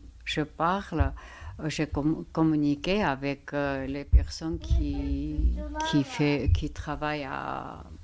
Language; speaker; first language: French; non-native, learner; Georgian